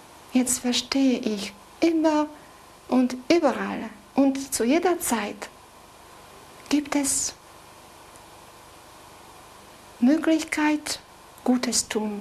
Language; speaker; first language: German; non-native, fluent; Polish